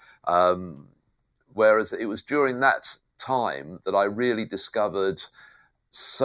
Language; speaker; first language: English; native; English